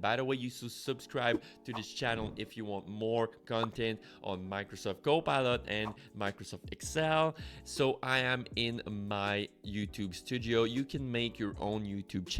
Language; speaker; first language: English; non-native, fluent; French